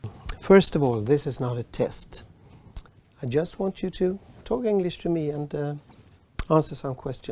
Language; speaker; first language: English; non-native, fluent; Swedish